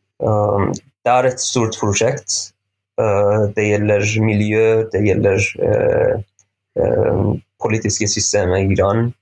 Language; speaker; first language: Norwegian; non-native, fluent; Persian